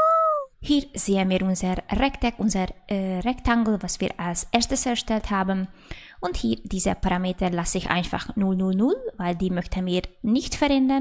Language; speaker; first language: German; non-native, fluent; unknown